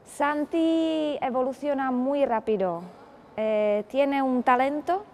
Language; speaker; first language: Spanish; non-native, fluent; Czech